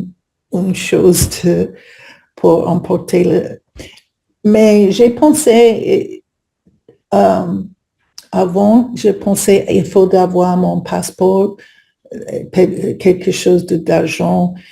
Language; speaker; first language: French; non-native, learner; English